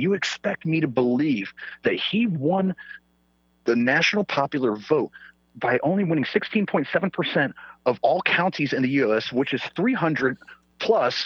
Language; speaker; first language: English; non-native, fluent; Swedish